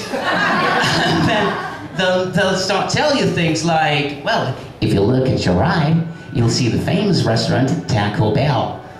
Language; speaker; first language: English; non-native, fluent; Spanish